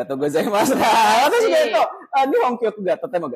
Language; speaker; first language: Japanese; non-native, learner; Indonesian